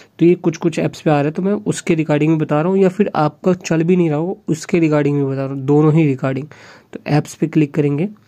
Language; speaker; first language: Hindi; native; Hindi